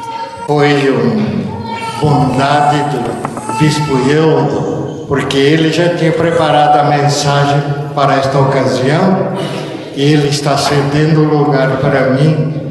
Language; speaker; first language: Portuguese; early bilingual, other home language; Japanese